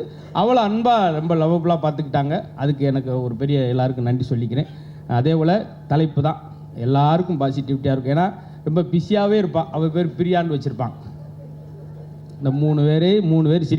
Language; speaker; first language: Tamil; native; Tamil